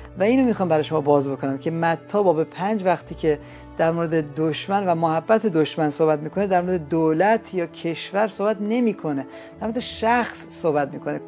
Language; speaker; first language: Persian; non-native, local second language; Armenian